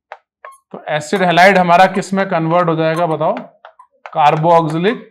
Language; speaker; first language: Hindi; native; Hindi